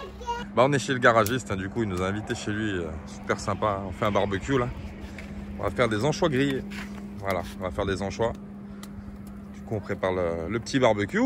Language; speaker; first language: French; native; French